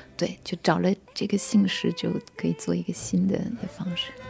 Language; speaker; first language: Chinese; non-native, fluent; French